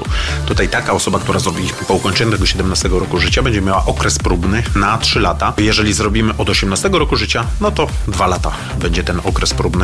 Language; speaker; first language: Polish; native; Polish